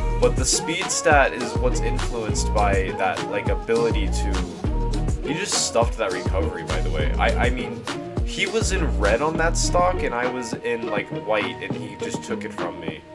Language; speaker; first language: English; native; English